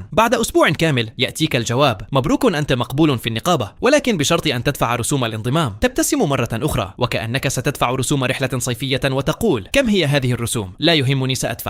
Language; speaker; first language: Arabic; native; Arabic